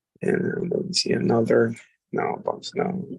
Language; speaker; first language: English; non-native, learner; Spanish